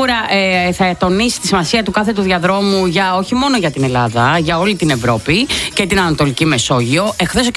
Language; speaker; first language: Greek; native; Greek